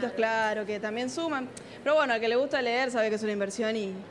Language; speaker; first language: Spanish; native; Spanish